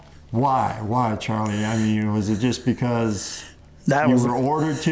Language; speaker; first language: English; native; English